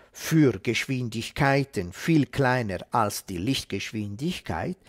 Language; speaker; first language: German; non-native, fluent; Italian